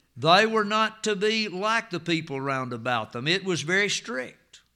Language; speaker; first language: English; native; English